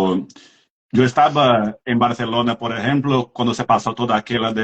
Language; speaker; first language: Spanish; non-native, fluent; Portuguese